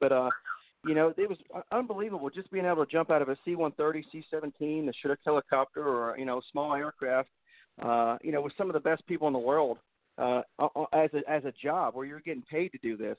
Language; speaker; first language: English; native; English